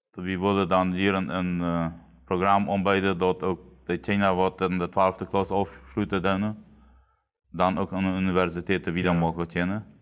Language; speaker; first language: German; non-native, local second language; Plautdietsch